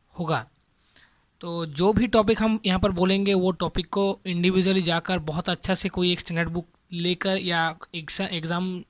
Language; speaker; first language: Hindi; non-native, local second language; Bangla